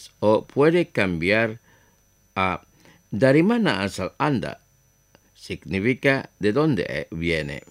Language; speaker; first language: Spanish; non-native, fluent; Indonesian